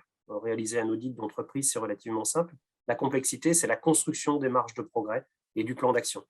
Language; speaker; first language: French; native; French